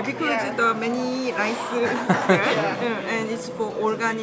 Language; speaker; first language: English; non-native, learner; Korean